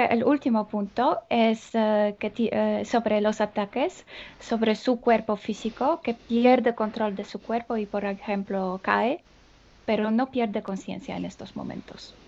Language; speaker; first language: Spanish; non-native, fluent; Polish